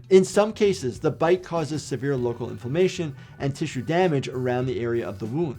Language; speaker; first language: English; native; English